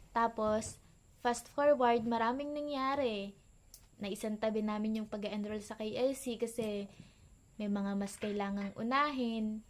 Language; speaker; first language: Filipino; native; Filipino